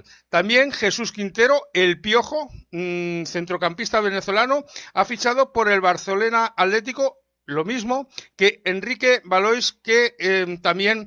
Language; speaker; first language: Spanish; native; Spanish